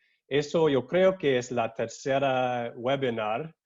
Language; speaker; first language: Spanish; non-native, learner; English